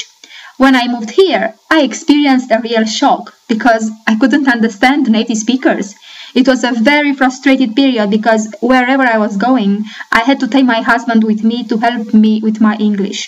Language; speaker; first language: English; non-native, fluent; Romanian